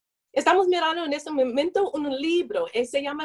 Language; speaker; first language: Spanish; non-native, learner; English